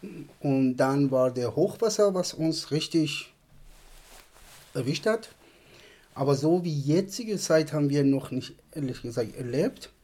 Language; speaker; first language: German; non-native, fluent; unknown